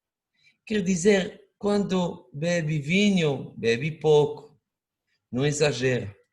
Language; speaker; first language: Portuguese; non-native, fluent; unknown